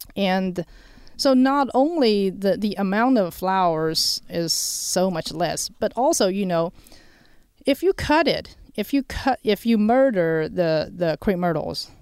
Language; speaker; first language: English; non-native, fluent; Chinese